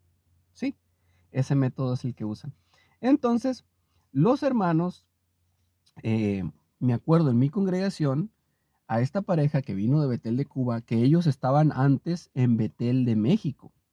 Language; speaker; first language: Spanish; native; Spanish